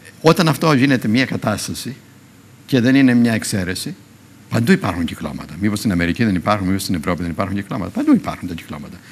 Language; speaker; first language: Greek; native; Greek